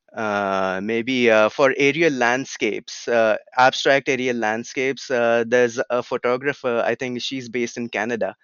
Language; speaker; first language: English; non-native, local second language; Marathi